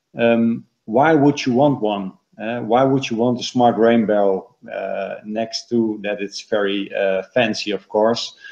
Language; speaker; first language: English; non-native, fluent; Dutch